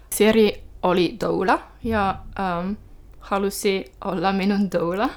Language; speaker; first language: Finnish; non-native, learner; French